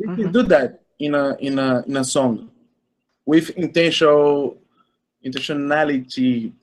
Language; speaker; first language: English; non-native, learner; Portuguese